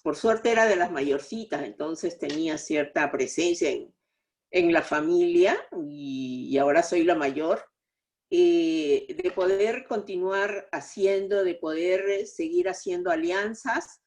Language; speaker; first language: Spanish; native; Spanish